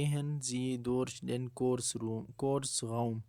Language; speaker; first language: German; non-native, learner; Urdu